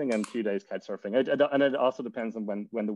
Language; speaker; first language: English; native; English